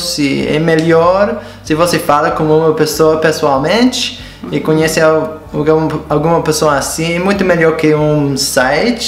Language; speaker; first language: Portuguese; non-native, fluent; English